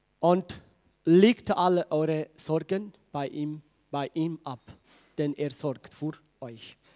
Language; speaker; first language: German; non-native, learner; Tigrinya